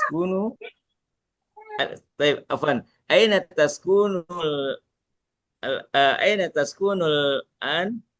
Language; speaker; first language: Arabic; non-native, learner; Indonesian